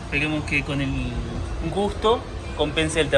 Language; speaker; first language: Spanish; native; Spanish